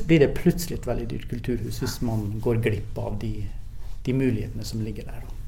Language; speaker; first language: Norwegian; early bilingual, other home language; English